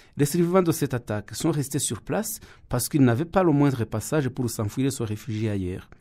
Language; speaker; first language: French; non-native, local second language; Kinyarwanda